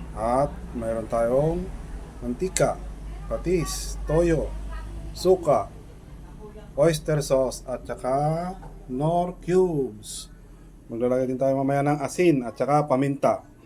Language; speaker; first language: Filipino; non-native, local second language; Iloko